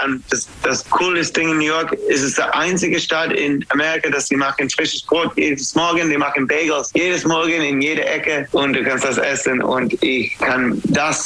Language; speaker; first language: German; non-native, learner; English